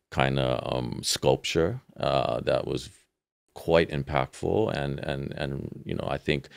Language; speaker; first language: English; native; English